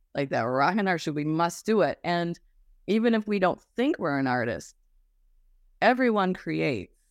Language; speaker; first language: English; native; English